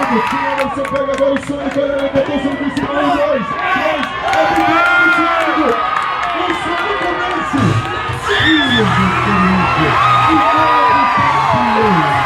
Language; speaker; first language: Portuguese; native; Portuguese